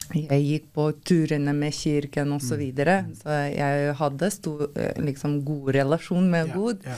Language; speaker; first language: Norwegian; non-native, fluent; Lithuanian